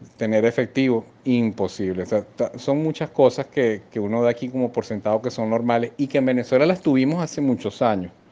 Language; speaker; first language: Spanish; native; Spanish